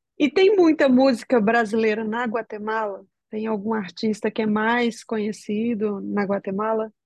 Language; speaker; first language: Portuguese; native; Portuguese